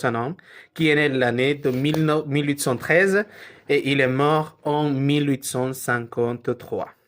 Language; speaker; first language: French; non-native, learner; Spanish